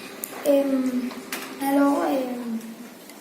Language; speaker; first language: French; non-native, local second language; Spanish